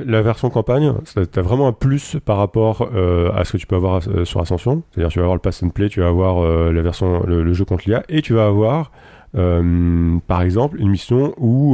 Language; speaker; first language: French; native; French